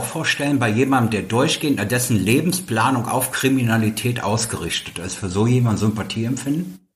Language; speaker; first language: German; native; German